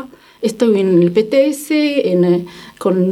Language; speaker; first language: Spanish; non-native, learner; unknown